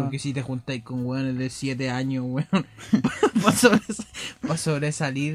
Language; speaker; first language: Spanish; native; Spanish